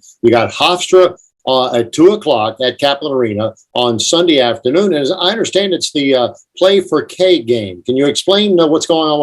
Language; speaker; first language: English; native; English